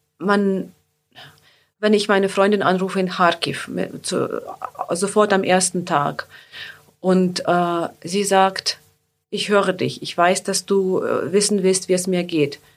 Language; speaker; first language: German; non-native, fluent; Ukrainian